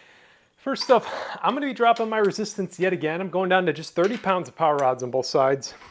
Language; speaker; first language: English; native; English